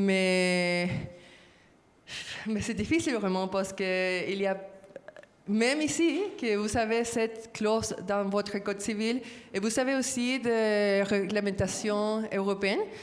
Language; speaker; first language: French; non-native, fluent; Spanish